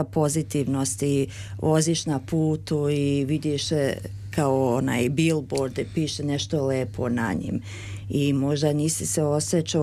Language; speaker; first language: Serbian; early bilingual, heritage; Serbian